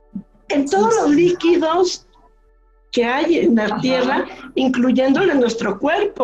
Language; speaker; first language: Spanish; native; Spanish